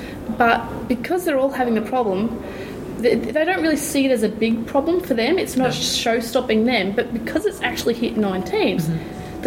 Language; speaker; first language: English; native; English